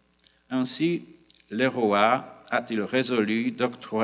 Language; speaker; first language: French; non-native, fluent; Polish